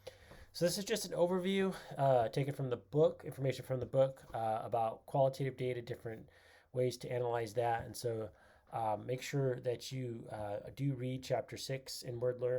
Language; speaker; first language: English; native; English